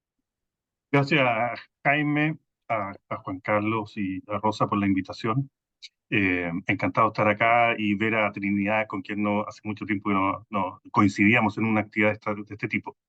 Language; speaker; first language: Spanish; native; Spanish